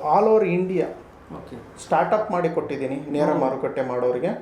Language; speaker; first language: Kannada; native; Kannada